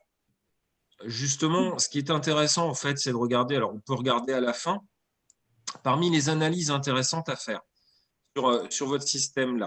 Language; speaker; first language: French; native; French